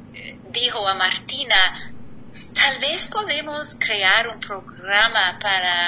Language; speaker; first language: Spanish; non-native, learner; English